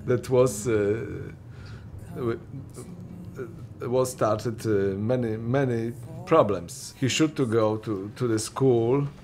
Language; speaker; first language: English; non-native, learner; Polish